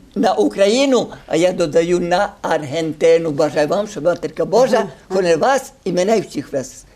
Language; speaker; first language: Ukrainian; early bilingual, heritage; Ukrainian